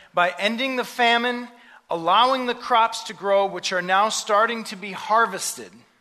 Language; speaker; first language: English; native; English